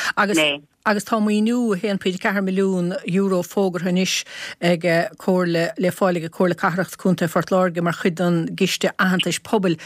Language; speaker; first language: Irish; native; Irish